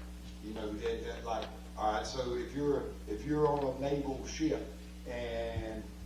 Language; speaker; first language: English; native; English